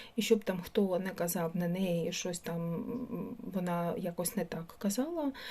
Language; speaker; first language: Ukrainian; non-native, local second language; Russian